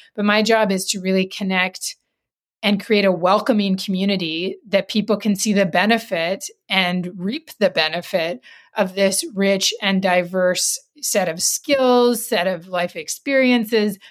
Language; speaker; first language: English; native; English